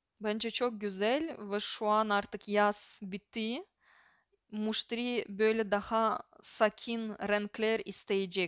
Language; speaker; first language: Turkish; non-native, fluent; Russian